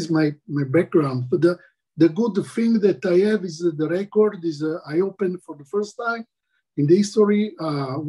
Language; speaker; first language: English; non-native, learner; Italian